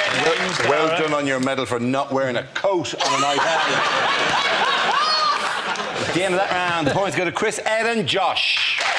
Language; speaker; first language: English; native; English